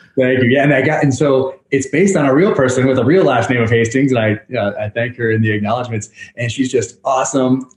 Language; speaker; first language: English; native; English